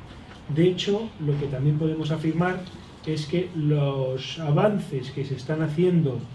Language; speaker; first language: Spanish; native; Spanish